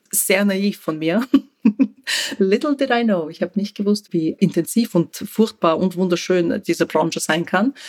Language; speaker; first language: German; early bilingual, other home language; Russian